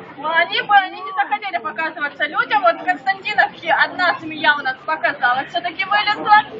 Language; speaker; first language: Russian; native; Russian